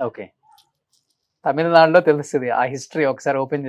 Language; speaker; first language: Telugu; native; Telugu